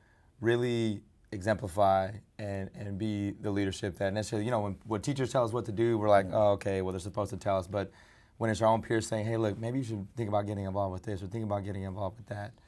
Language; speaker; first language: English; early bilingual, other home language; Spanish